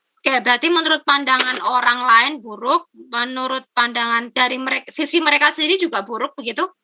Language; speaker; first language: Indonesian; non-native, local second language; Javanese